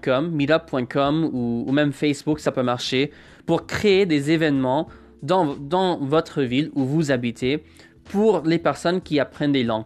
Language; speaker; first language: French; non-native, fluent; English